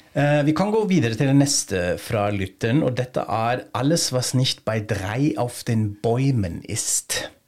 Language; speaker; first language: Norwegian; non-native, fluent; German